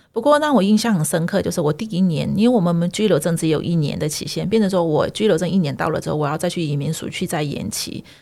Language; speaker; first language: Chinese; early bilingual, heritage; Chinese